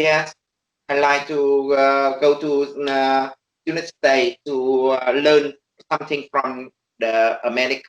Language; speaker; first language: English; non-native, learner; Vietnamese